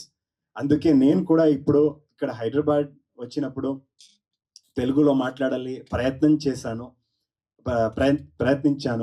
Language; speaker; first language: Telugu; non-native, learner; Kannada